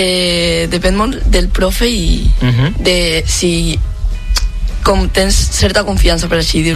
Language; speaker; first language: Catalan; non-native, local second language; Spanish